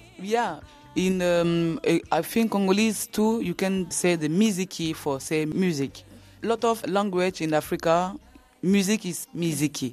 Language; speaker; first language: English; non-native, learner; French